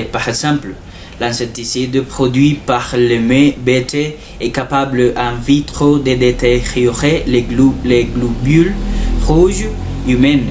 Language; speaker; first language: French; non-native, learner; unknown